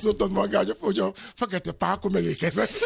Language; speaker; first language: Hungarian; non-native, learner; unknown